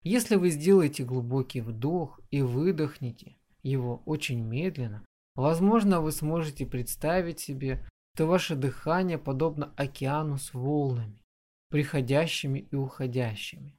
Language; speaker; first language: Russian; native; Russian